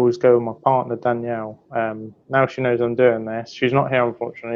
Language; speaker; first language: English; native; English